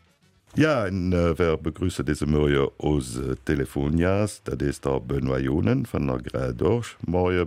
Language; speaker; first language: German; native; German